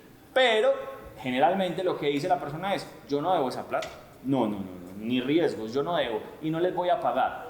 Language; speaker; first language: Spanish; native; Spanish